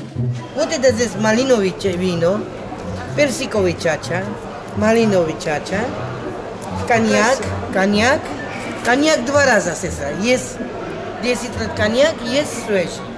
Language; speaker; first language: Russian; non-native, local second language; Georgian